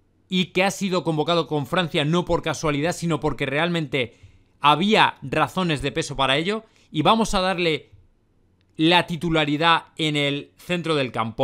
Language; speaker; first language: Spanish; native; Spanish